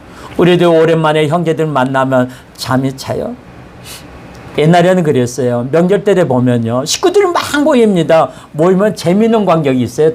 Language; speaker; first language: Korean; native; Korean